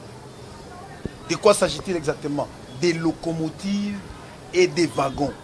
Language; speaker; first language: French; non-native, local second language; Lingala